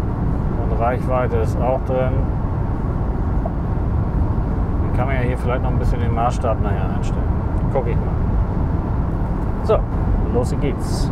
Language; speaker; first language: German; native; German